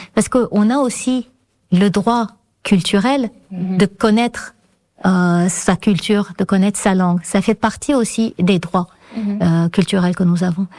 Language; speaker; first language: French; non-native, fluent; Armenian